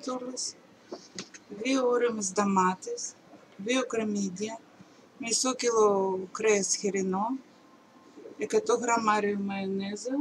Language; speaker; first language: Greek; non-native, learner; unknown